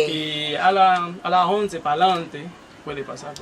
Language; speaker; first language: Spanish; non-native, learner; Haitian Creole